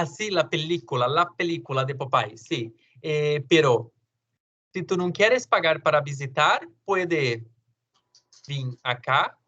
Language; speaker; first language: Spanish; non-native, learner; Portuguese